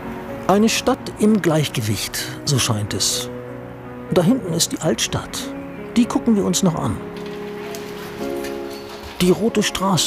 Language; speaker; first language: German; native; German